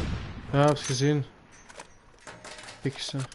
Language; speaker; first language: German; native; German